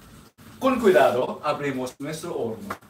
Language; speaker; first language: Spanish; non-native, learner; Filipino